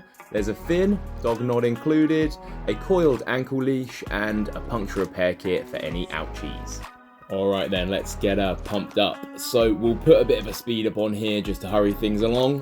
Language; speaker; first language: English; native; English